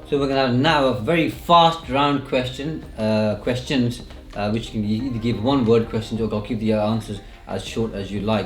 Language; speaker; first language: English; native; English